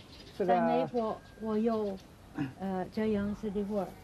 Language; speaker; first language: Chinese; non-native, local second language; English